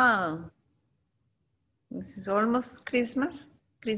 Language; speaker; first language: English; non-native, learner; Spanish